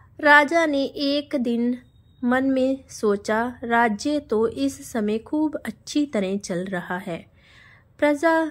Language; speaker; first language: Hindi; non-native, local second language; Punjabi